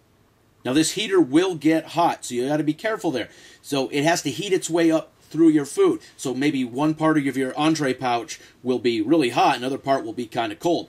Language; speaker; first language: English; native; English